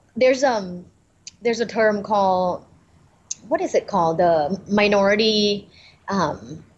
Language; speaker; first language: English; non-native, fluent; Thai